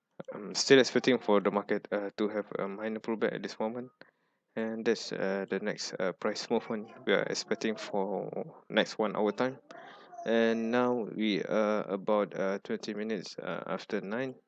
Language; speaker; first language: English; non-native, fluent; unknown